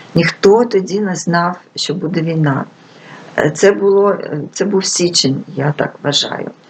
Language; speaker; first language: Ukrainian; non-native, local second language; Russian